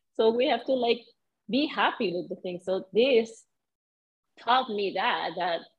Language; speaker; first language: English; non-native, fluent; Spanish